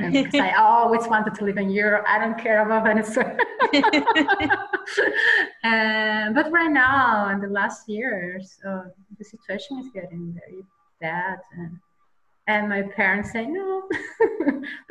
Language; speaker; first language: English; non-native, learner; Spanish